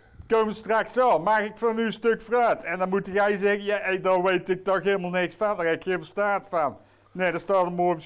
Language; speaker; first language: Dutch; native; Dutch